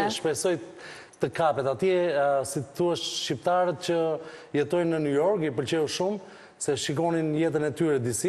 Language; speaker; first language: Albanian; native; Albanian